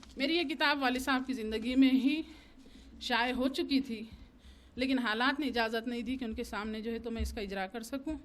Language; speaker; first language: Urdu; native; Urdu